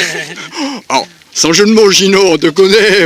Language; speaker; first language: French; native; French